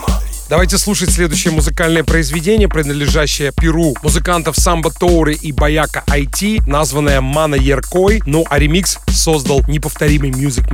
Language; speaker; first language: Russian; native; Russian